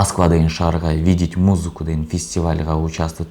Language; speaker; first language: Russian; non-native, local second language; Kyrgyz